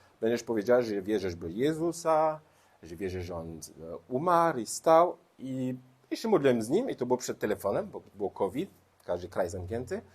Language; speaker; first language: Polish; non-native, learner; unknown